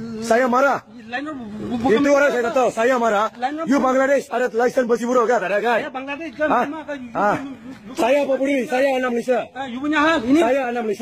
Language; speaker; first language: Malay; non-native, local second language; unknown